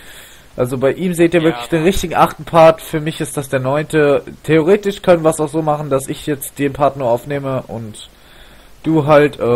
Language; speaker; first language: German; native; German